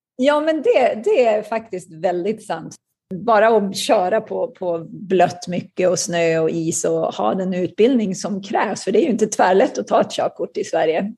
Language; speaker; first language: Swedish; native; Swedish